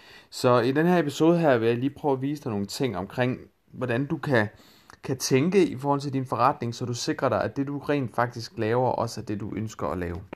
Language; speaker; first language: Danish; native; Danish